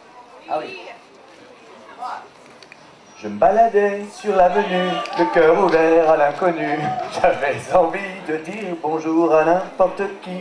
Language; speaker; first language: French; native; French